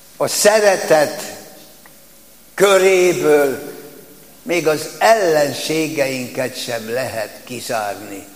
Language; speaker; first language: Hungarian; native; Hungarian